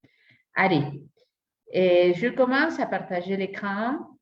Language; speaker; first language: French; non-native, fluent; Spanish